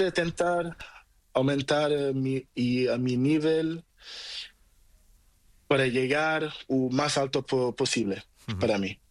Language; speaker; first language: Spanish; non-native, learner; Portuguese